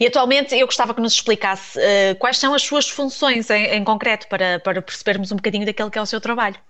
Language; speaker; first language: Portuguese; native; Portuguese